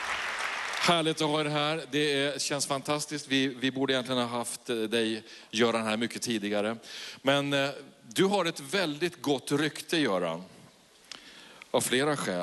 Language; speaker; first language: Swedish; native; Swedish